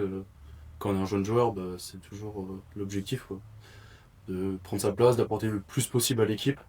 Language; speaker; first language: French; native; French